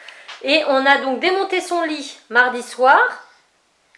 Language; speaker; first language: French; native; French